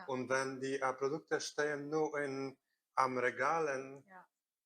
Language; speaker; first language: German; non-native, learner; Korean